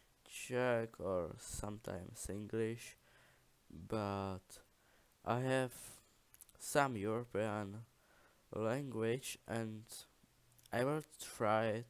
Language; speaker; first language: English; non-native, learner; Czech